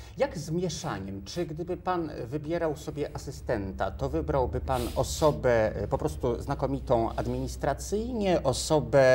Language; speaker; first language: Polish; native; Polish